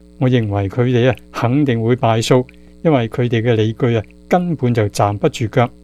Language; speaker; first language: Chinese; non-native, local second language; Cantonese